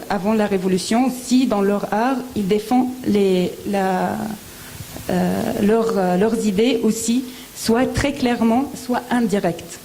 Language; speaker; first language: French; non-native, fluent; Arabic